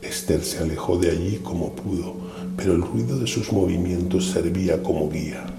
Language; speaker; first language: Spanish; native; Spanish